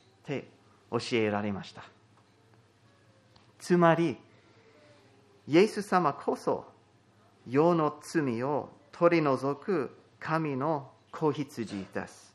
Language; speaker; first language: Japanese; non-native, fluent; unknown